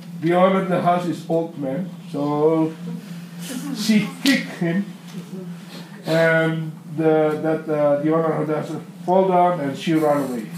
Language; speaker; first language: English; non-native, learner; Indonesian